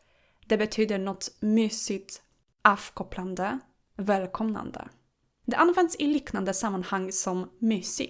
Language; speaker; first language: Swedish; non-native, fluent; Polish